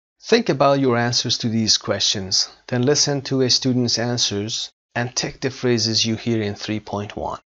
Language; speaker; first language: English; non-native, fluent; Persian